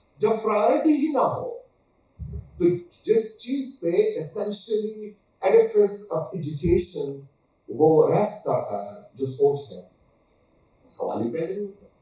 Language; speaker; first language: Urdu; non-native, local second language; Pashto